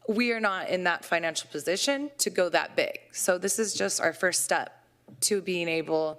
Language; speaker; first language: English; native; English